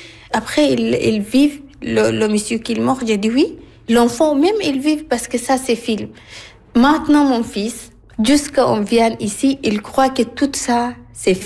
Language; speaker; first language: French; non-native, learner; Arabic